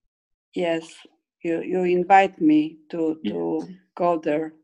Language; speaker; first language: English; non-native, fluent; Polish